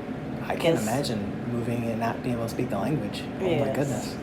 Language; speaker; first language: English; native; English